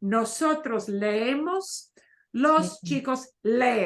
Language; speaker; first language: Spanish; non-native, fluent; English